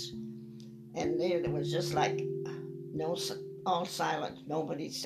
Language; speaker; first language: English; non-native, fluent; French